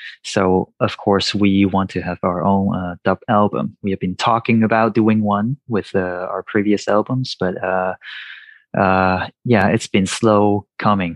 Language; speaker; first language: English; non-native, local second language; Cantonese